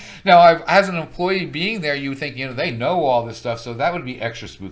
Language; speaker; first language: English; native; English